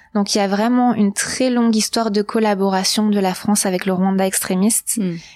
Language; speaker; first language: French; native; French